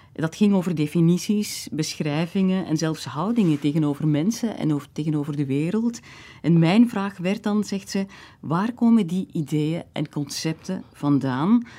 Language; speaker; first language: Dutch; native; Dutch